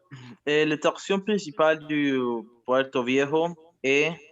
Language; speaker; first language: French; non-native, learner; Spanish